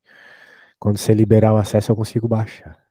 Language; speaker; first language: Portuguese; native; Portuguese